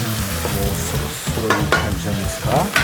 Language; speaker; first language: Japanese; native; Japanese